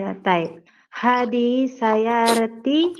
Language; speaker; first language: Arabic; non-native, learner; Filipino